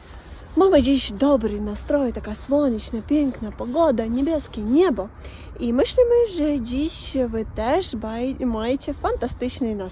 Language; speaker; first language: Polish; non-native, fluent; Russian